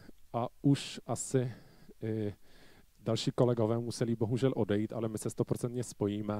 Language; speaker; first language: Czech; non-native, fluent; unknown